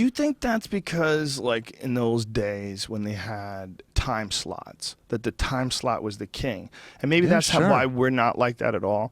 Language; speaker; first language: English; native; English